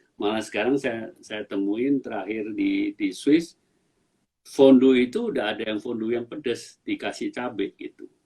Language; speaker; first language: Indonesian; native; Indonesian